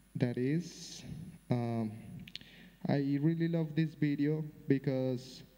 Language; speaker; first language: English; non-native, fluent; Spanish